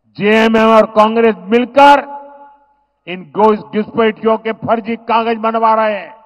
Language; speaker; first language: Hindi; native; Hindi